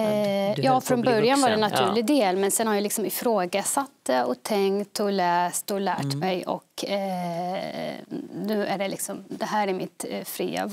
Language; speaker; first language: Swedish; early bilingual, other home language; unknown